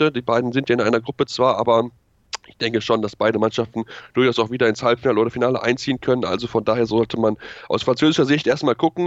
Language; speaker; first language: German; native; German